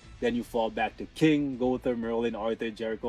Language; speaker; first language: English; native; English